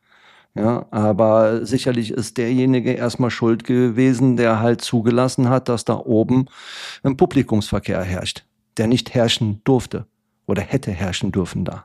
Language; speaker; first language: German; native; German